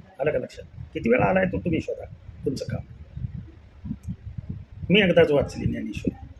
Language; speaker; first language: Marathi; native; Marathi